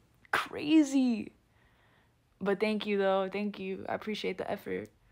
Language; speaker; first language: English; early bilingual, other home language; Spanish